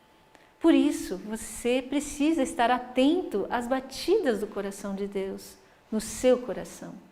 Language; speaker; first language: Portuguese; native; Portuguese